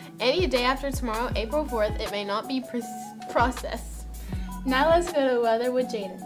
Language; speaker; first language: English; native; English